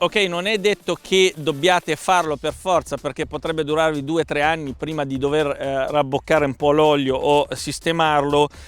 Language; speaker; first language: Italian; native; Italian